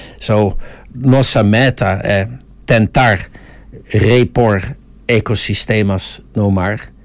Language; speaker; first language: Portuguese; non-native, fluent; Dutch